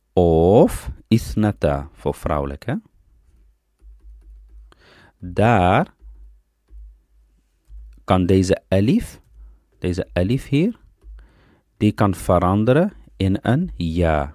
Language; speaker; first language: Dutch; early bilingual, other home language; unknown